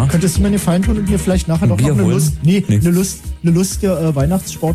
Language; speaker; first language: German; native; German